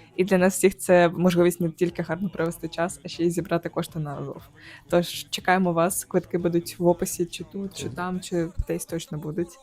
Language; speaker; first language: Ukrainian; native; Ukrainian